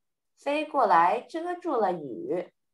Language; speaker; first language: Chinese; early bilingual, heritage; Chinese